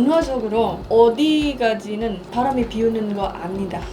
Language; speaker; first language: Korean; non-native, learner; Indonesian